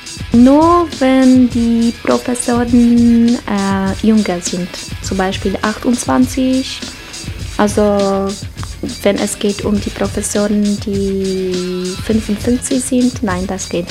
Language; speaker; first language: German; non-native, learner; Polish